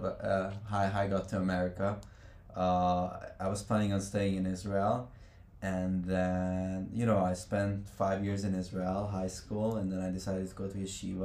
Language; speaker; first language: English; non-native, fluent; Hungarian